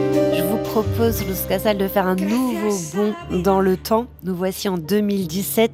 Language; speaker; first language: French; native; French